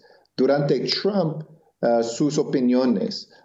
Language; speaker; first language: Spanish; non-native, local second language; English